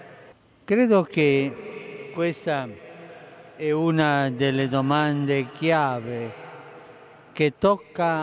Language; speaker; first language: Italian; non-native, fluent; Spanish